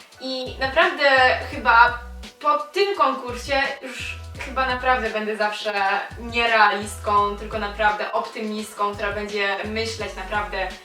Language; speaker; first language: Polish; native; Polish